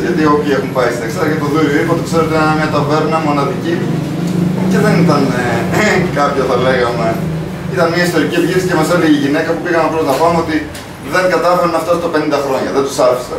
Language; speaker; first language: Greek; native; Greek